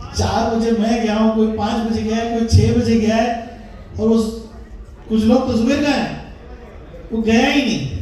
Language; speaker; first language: Hindi; native; Hindi